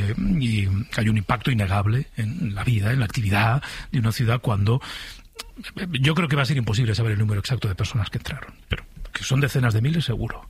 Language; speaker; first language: Spanish; native; Spanish